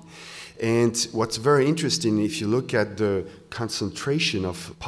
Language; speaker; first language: English; non-native, fluent; French